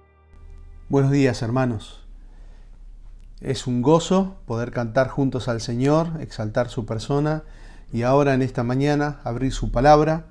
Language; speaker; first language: Spanish; native; Spanish